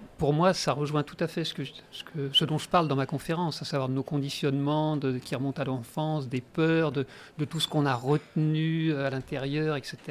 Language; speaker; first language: French; native; French